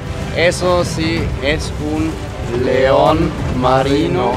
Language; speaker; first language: Spanish; non-native, fluent; German